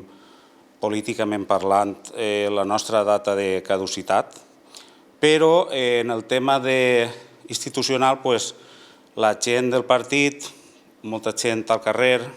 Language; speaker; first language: Catalan; native; Catalan